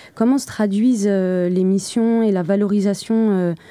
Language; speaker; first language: French; native; French